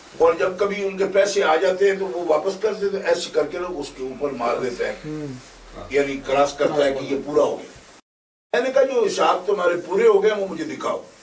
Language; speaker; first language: Urdu; non-native, local second language; Punjabi